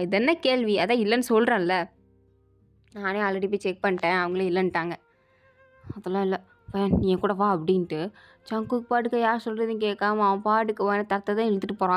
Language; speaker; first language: Tamil; native; Tamil